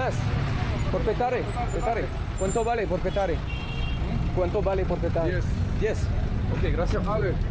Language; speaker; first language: Spanish; non-native, learner; French